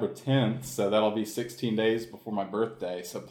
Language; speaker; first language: English; native; English